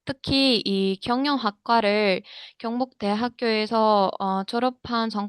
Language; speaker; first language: Korean; non-native, fluent; Uzbek